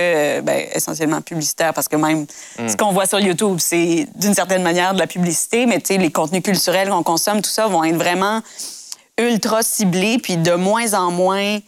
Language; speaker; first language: French; native; French